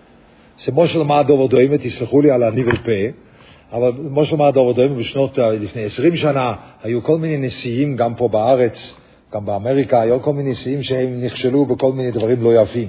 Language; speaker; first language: Hebrew; non-native, fluent; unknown